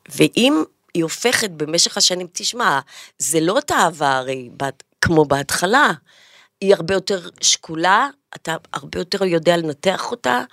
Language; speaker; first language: Hebrew; native; Hebrew